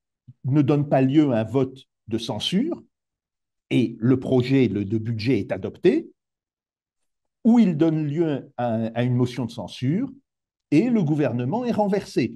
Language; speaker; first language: French; native; French